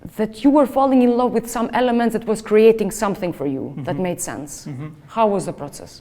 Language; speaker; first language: English; non-native, fluent; Albanian